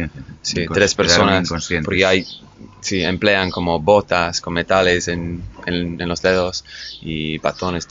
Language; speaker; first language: Spanish; non-native, fluent; English